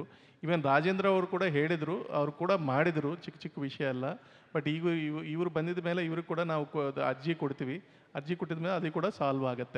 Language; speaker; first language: Kannada; non-native, local second language; Telugu